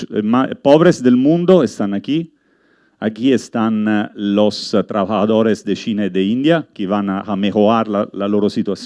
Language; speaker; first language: Spanish; non-native, learner; Italian